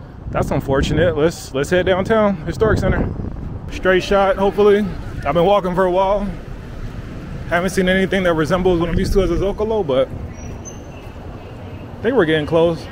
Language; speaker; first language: English; native; English